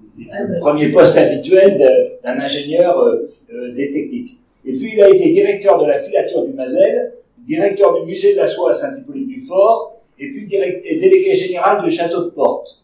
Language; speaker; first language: French; native; French